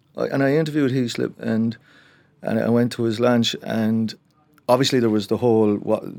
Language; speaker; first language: English; native; English